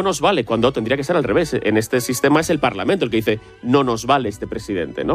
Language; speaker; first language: Spanish; native; Spanish